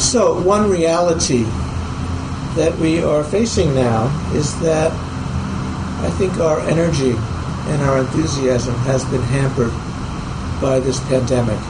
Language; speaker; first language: English; native; English